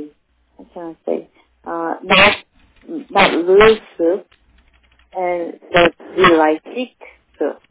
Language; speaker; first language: English; non-native, learner; Korean